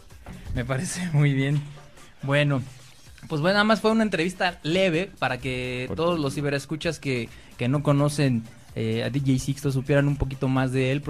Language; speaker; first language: Spanish; native; Spanish